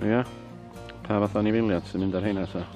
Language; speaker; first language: Welsh; native; Welsh